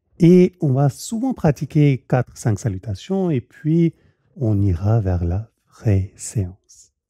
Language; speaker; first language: French; native; French